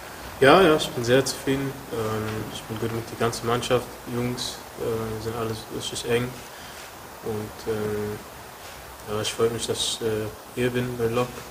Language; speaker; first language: German; non-native, learner; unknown